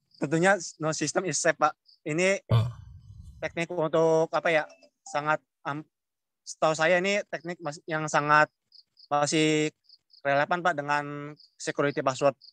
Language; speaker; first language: Indonesian; native; Indonesian